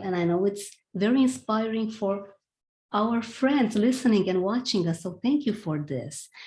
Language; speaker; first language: English; non-native, fluent; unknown